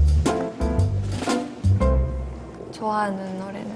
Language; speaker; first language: Korean; non-native, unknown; Japanese